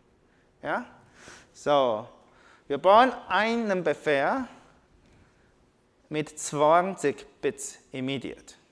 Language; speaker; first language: German; non-native, learner; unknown